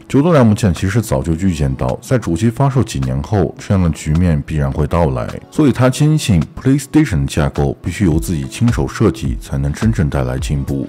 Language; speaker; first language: Chinese; native; Chinese